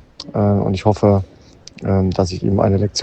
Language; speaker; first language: German; native; German